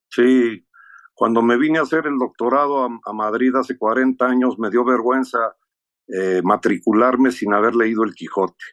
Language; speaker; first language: Spanish; early bilingual, heritage; Spanish